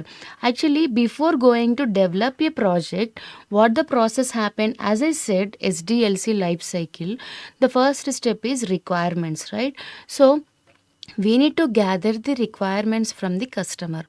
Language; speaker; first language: English; non-native, local second language; Telugu